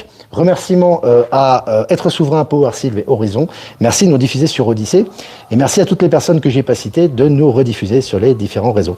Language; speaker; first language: French; native; French